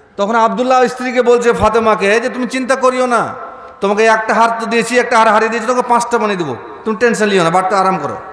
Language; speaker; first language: Bangla; non-native, fluent; Urdu